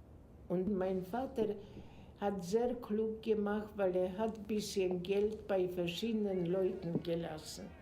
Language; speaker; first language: German; non-native, fluent; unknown